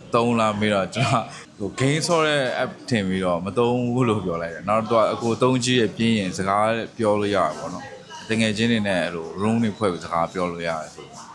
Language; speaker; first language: Burmese; native; Burmese